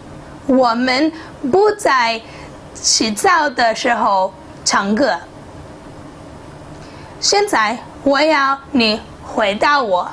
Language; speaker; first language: Chinese; non-native, fluent; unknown